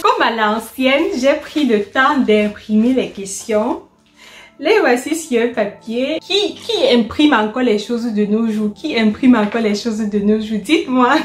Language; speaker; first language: French; native; French